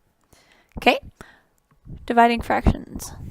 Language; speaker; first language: English; native; English